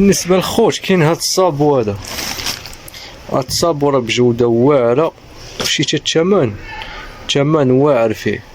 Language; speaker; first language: Arabic; native; Arabic